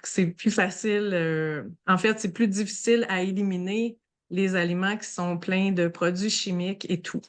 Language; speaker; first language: French; native; French